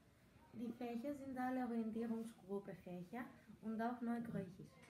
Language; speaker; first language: German; non-native, learner; Greek